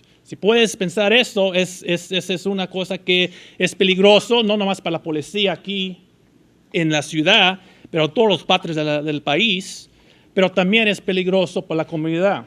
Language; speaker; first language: Spanish; early bilingual, heritage; Spanish